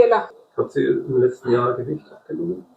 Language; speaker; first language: German; non-native, learner; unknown